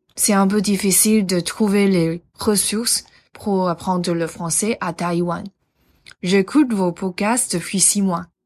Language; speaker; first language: French; non-native, fluent; Chinese